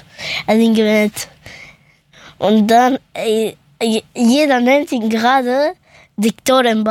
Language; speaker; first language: German; early bilingual, other home language; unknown